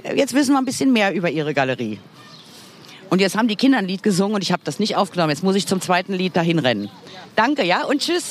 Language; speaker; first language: German; native; German